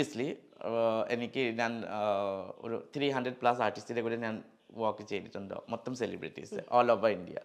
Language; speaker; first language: Malayalam; non-native, learner; Assamese